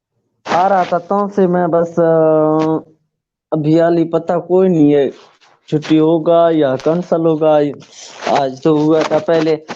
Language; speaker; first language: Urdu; non-native, local second language; Saraiki